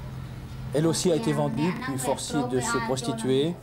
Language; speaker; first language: French; native; French